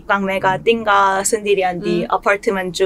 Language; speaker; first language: Indonesian; non-native, fluent; Korean